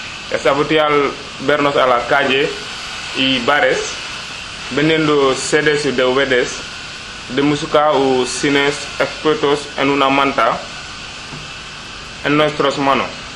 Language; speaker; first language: Spanish; non-native, learner; Wolof